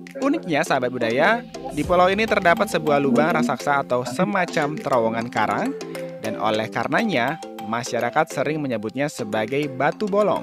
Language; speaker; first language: Indonesian; native; Indonesian